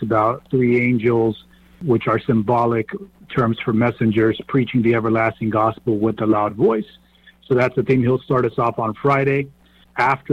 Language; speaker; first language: English; non-native, local second language; Spanish